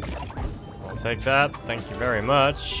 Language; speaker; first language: English; native; English